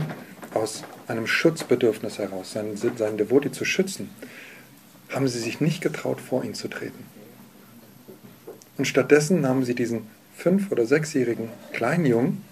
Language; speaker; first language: German; native; German